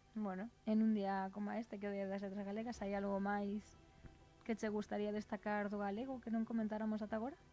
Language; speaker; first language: Galician; non-native, local second language; Spanish